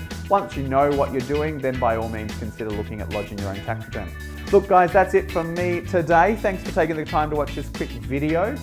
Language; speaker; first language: English; native; English